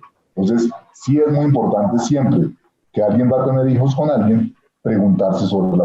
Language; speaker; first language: Spanish; native; Spanish